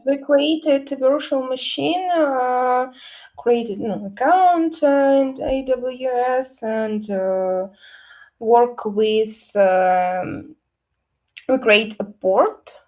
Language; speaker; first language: English; non-native, learner; Russian